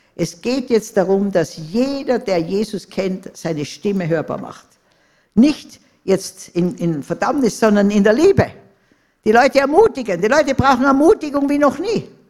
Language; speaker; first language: German; native; German